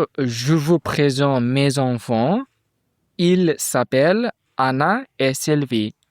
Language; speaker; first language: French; non-native, fluent; Uzbek